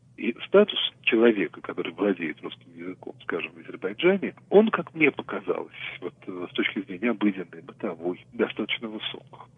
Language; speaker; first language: Russian; native; Russian